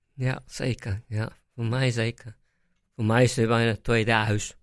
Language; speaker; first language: Dutch; non-native, fluent; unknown